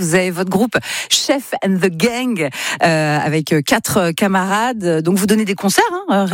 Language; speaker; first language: French; native; French